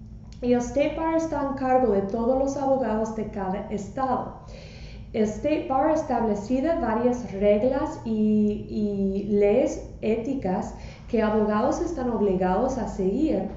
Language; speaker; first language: Spanish; non-native, fluent; English